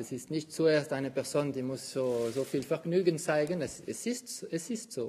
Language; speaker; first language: German; non-native, local second language; French